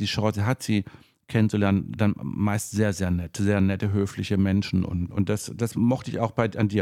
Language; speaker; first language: German; native; German